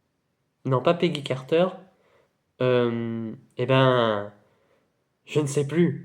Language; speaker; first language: French; native; French